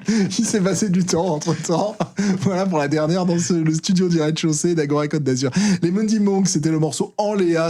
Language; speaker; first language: French; native; French